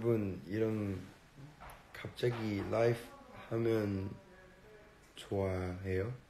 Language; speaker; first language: Korean; non-native, learner; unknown